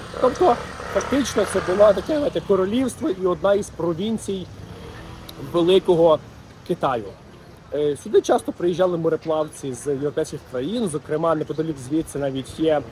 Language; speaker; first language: Ukrainian; native; Ukrainian